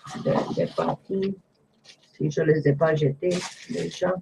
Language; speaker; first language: French; non-native, fluent; English